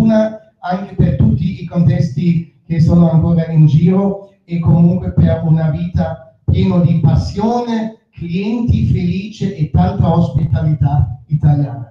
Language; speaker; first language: Italian; non-native, fluent; German